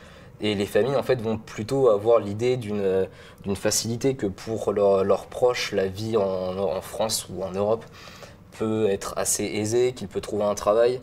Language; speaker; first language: French; native; French